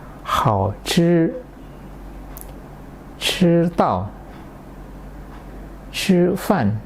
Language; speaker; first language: Chinese; non-native, fluent; Indonesian